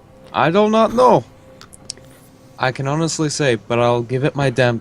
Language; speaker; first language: English; native; English